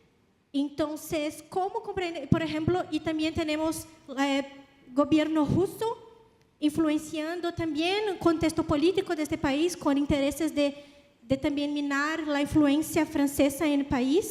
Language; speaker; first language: Spanish; non-native, learner; Portuguese